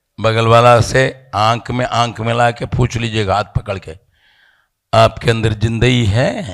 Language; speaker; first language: Hindi; non-native, local second language; Tamil